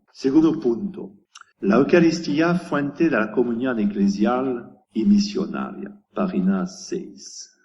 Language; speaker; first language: Spanish; non-native, learner; French